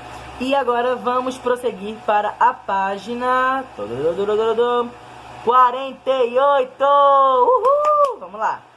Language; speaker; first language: Portuguese; native; Portuguese